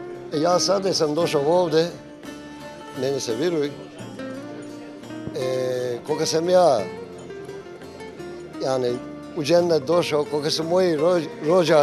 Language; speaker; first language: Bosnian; early bilingual, heritage; Bosnian